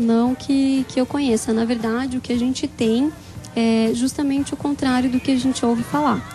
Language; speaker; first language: Portuguese; native; Portuguese